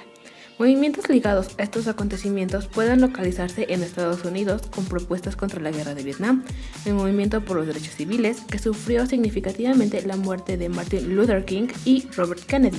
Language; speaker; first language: Spanish; native; Spanish